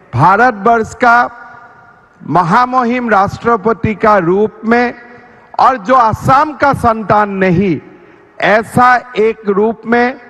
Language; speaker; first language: Hindi; non-native, local second language; Assamese